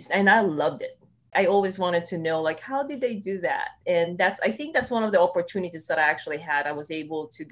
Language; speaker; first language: English; non-native, local second language; Filipino